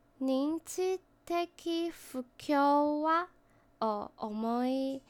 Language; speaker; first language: Japanese; non-native, learner; Chinese